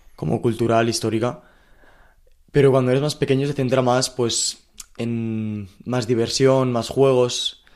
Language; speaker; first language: Spanish; native; Spanish